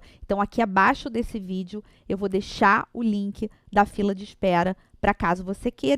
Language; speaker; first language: Portuguese; native; Portuguese